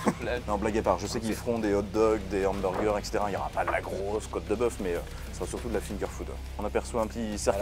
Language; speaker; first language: French; native; French